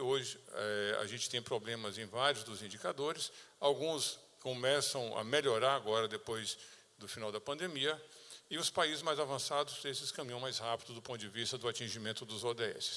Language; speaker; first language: Portuguese; native; Portuguese